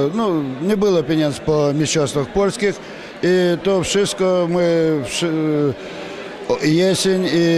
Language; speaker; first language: Polish; non-native, fluent; Ukrainian